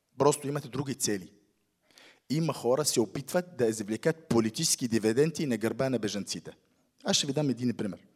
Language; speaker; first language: Bulgarian; non-native, fluent; Arabic